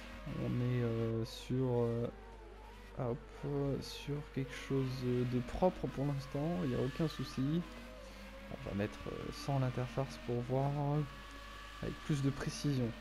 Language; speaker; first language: French; native; French